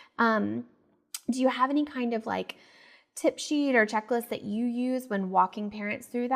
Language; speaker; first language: English; native; English